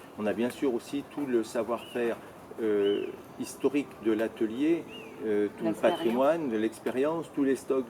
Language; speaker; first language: French; native; French